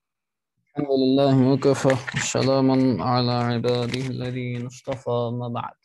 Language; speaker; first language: Arabic; non-native, fluent; Urdu